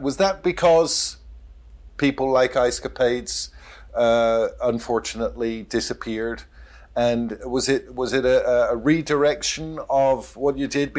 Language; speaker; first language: English; native; English